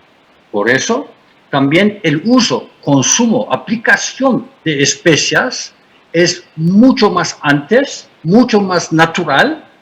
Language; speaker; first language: Spanish; non-native, fluent; Turkish